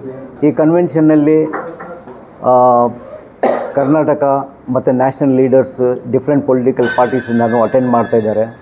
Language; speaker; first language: Kannada; non-native, local second language; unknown